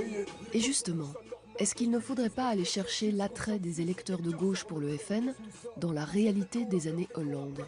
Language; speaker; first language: French; native; French